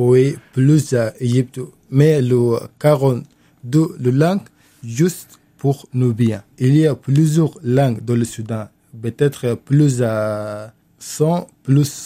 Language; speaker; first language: French; non-native, learner; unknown